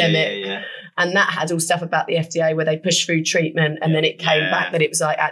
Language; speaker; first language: English; native; English